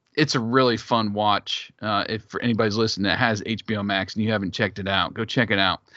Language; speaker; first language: English; native; English